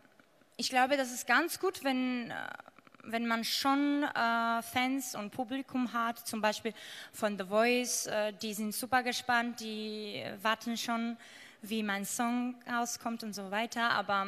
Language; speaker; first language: German; non-native, fluent; Georgian